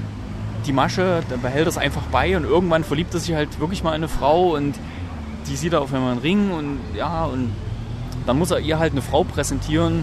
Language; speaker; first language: German; native; German